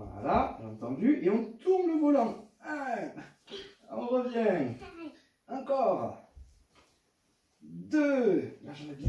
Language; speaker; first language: French; native; French